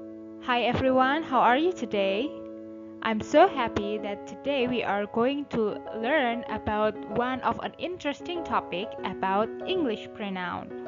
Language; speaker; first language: English; non-native, fluent; Indonesian